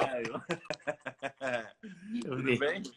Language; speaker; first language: Portuguese; native; Portuguese